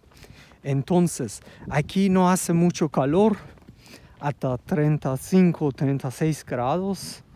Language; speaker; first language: Spanish; non-native, learner; Persian